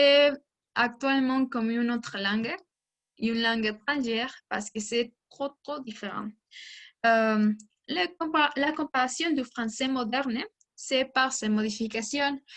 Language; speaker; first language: French; non-native, learner; Spanish